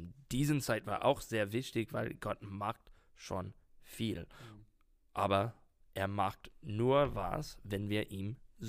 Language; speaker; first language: German; non-native, learner; English